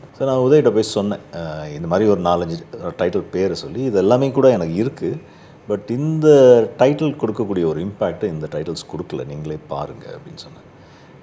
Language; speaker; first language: Tamil; native; Tamil